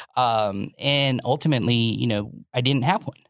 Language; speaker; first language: English; native; English